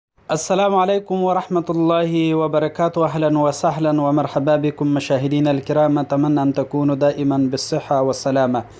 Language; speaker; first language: Arabic; non-native, fluent; Pashto